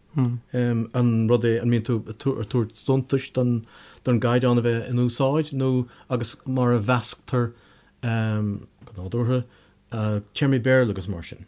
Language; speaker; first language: Irish; native; Irish